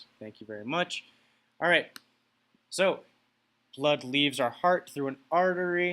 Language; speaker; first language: English; native; English